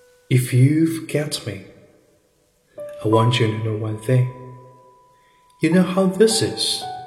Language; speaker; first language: English; non-native, fluent; Chinese